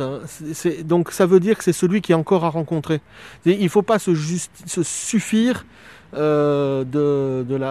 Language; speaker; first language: French; native; French